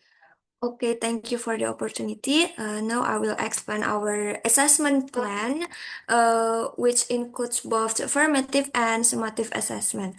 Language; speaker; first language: English; non-native, learner; Indonesian